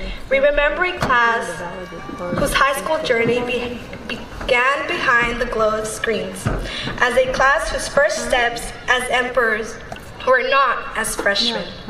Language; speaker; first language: English; early bilingual, other home language; Spanish